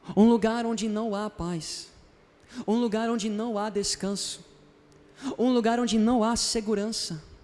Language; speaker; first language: Portuguese; non-native, fluent; Spanish